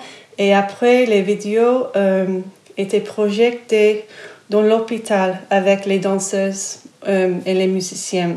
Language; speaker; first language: French; non-native, fluent; English